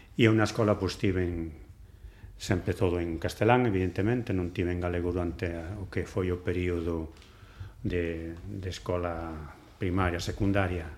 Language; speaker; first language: Galician; non-native, local second language; Spanish